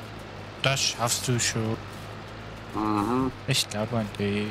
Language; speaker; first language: German; native; German